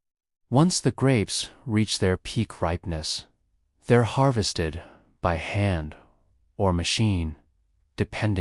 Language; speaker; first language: English; native; English